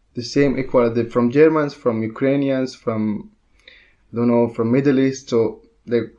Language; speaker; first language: English; non-native, learner; Arabic